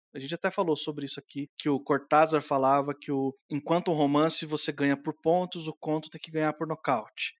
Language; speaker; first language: Portuguese; native; Portuguese